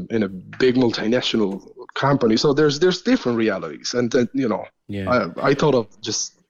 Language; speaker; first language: English; non-native, fluent; Italian